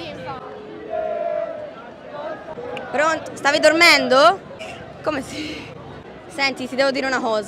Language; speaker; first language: Italian; native; Italian